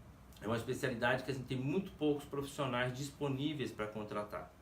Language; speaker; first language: Portuguese; native; Portuguese